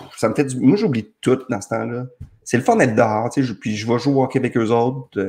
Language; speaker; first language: French; native; French